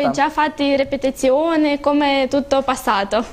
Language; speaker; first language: Italian; non-native, learner; Russian